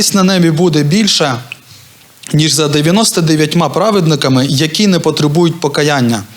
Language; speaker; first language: Ukrainian; non-native, local second language; Russian